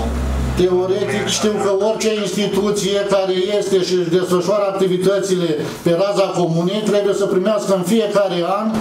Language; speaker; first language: Romanian; native; Romanian